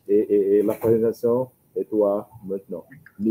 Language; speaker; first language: French; non-native, learner; Portuguese